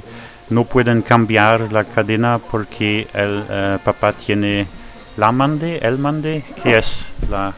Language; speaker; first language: Spanish; non-native, fluent; French